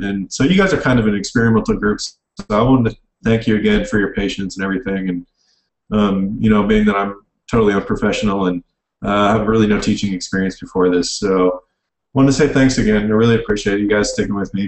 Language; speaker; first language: English; native; English